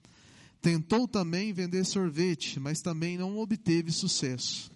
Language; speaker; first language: Portuguese; native; Portuguese